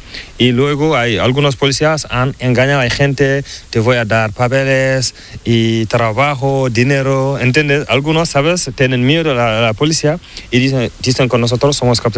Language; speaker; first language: Spanish; non-native, learner; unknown